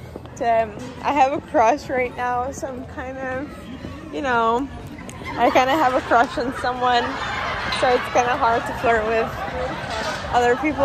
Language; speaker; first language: English; non-native, fluent; Italian